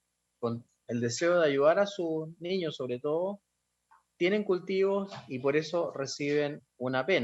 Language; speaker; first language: Spanish; native; Spanish